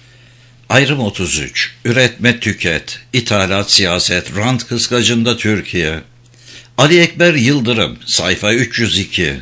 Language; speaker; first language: Turkish; native; Turkish